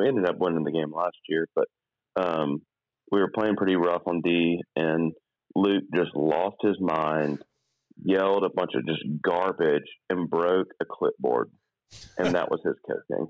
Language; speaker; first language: English; native; English